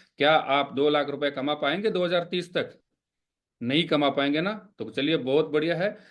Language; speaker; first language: Hindi; non-native, local second language; Kannada